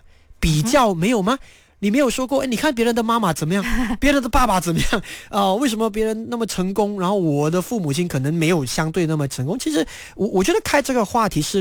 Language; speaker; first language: Chinese; native; Chinese